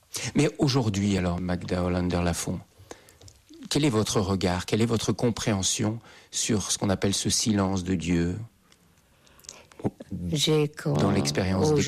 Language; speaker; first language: French; native; French